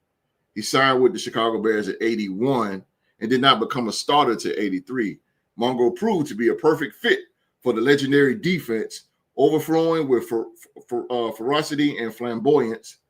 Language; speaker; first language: English; native; English